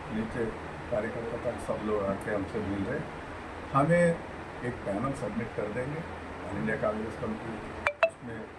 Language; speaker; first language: Hindi; non-native, local second language; Telugu